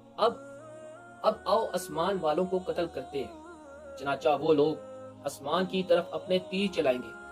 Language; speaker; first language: Urdu; non-native, local second language; Punjabi